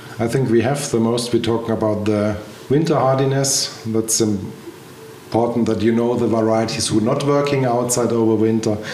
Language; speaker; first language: English; non-native, learner; German